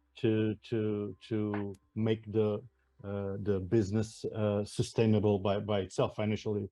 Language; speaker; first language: English; non-native, fluent; Portuguese